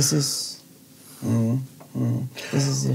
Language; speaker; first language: German; non-native, learner; Arabic